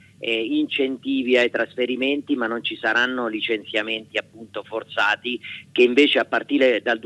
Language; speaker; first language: Italian; native; Italian